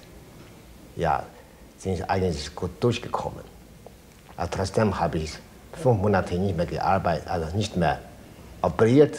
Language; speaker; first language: German; non-native, fluent; Chinese